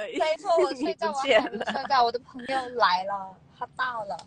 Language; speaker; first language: Chinese; non-native, learner; Thai